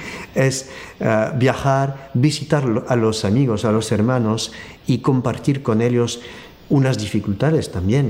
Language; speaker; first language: Spanish; non-native, fluent; French